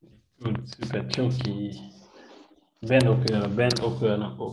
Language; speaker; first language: Turkish; non-native, learner; French